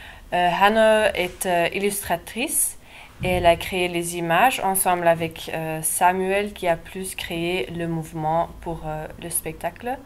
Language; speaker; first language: French; non-native, local second language; Dutch